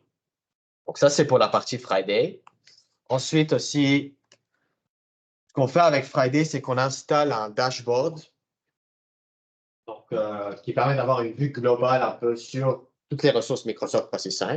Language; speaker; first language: French; native; French